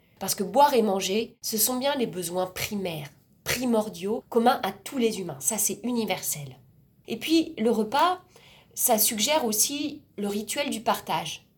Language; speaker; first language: French; native; French